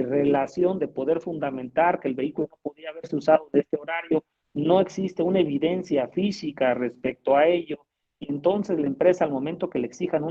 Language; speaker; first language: Spanish; native; Spanish